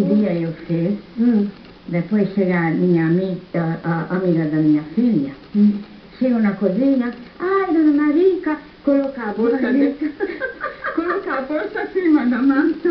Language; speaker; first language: Portuguese; non-native, learner; German